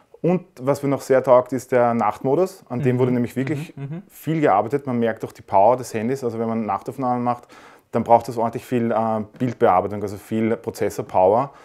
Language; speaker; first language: German; native; German